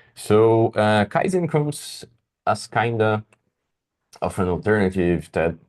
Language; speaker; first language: English; non-native, fluent; Portuguese